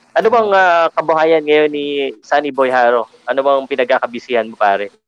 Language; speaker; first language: Filipino; native; Filipino